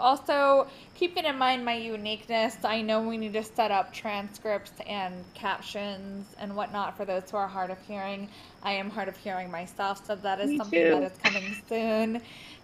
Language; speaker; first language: English; native; English